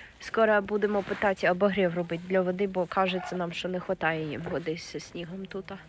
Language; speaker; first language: Ukrainian; early bilingual, heritage; Ukrainian